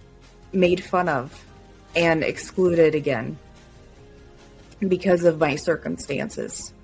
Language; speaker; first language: English; native; English